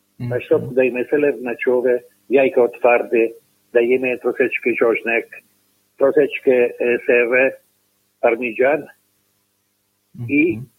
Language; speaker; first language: Polish; non-native, learner; Italian